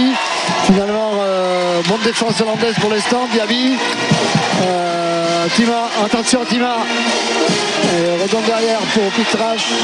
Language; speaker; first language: French; native; French